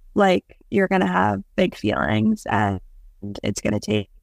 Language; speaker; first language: English; native; English